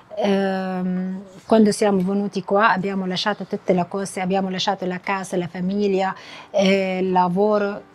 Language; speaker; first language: Italian; non-native, learner; Arabic